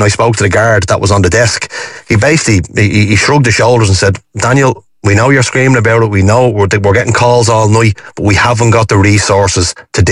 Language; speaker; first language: English; native; English